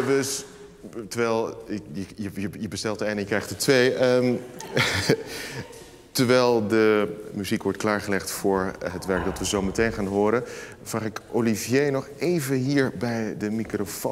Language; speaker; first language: Dutch; native; Dutch